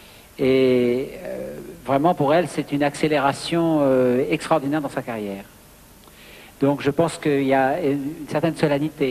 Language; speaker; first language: French; native; French